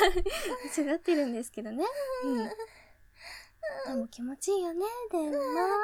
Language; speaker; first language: Japanese; native; Japanese